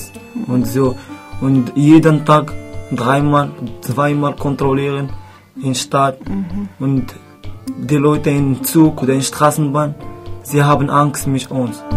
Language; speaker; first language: German; non-native, learner; Arabic